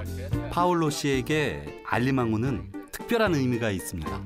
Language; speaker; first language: Korean; native; Korean